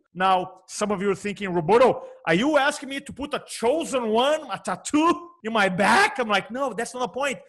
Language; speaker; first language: English; non-native, fluent; Portuguese